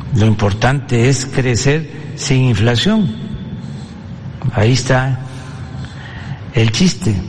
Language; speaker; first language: Spanish; native; Spanish